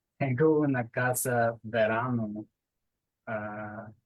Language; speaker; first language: Spanish; non-native, learner; English